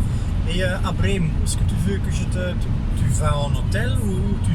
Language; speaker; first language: French; non-native, fluent; German